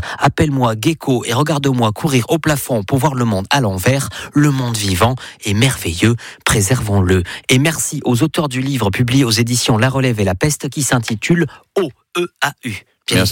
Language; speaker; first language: French; native; French